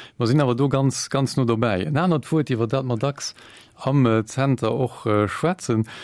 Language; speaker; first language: Luxembourgish; native; Luxembourgish